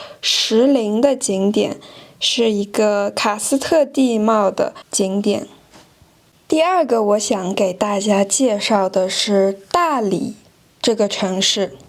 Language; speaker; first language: Chinese; non-native, fluent; French